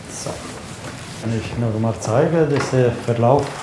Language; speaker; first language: German; non-native, learner; Italian